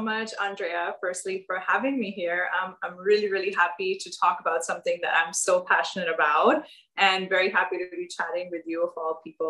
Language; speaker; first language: English; non-native, local second language; Urdu